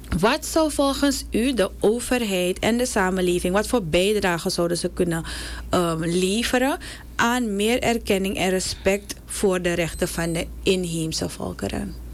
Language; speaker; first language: Dutch; native; Dutch